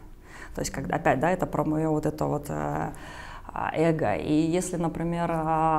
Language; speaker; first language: Russian; native; Russian